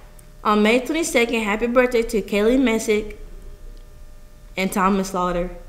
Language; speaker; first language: English; native; English